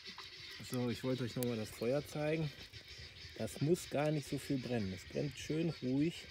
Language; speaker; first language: German; native; German